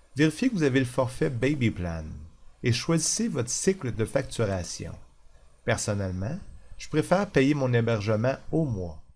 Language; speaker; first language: French; native; French